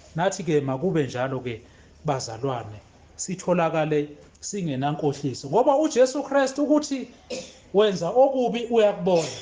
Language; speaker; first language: Zulu; native; Zulu